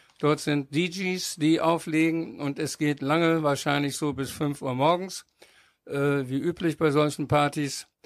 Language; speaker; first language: German; native; German